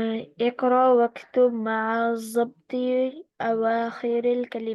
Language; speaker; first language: Arabic; non-native, learner; Urdu